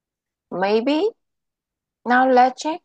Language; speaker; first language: English; non-native, local second language; Vietnamese